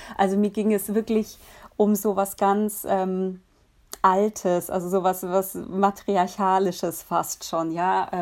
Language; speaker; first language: German; early bilingual, other home language; Polish